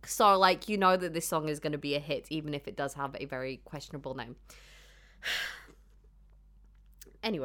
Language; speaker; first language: English; native; English